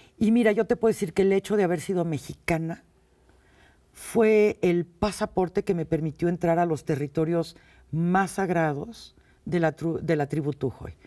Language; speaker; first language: Spanish; native; Spanish